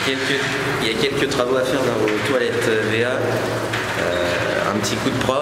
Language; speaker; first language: French; native; French